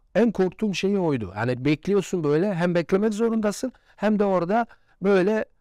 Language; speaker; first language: Turkish; non-native, fluent; Bosnian